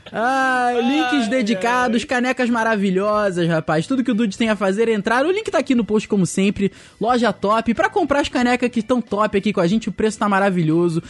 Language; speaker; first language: Portuguese; native; Portuguese